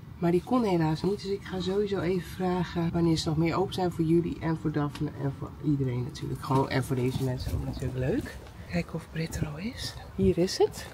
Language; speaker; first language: Dutch; native; Dutch